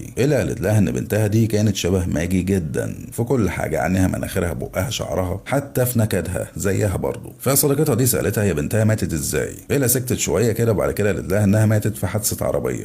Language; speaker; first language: Arabic; native; Arabic